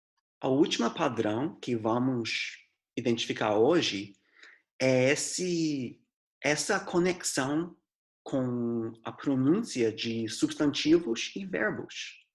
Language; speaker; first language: Portuguese; non-native, fluent; English